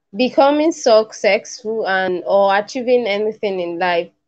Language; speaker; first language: English; non-native, local second language; Igbo